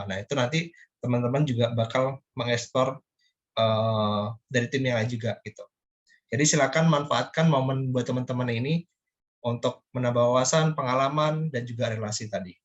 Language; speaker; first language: Indonesian; native; Indonesian